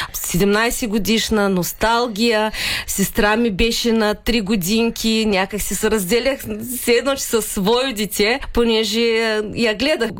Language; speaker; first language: Bulgarian; early bilingual, heritage; Bulgarian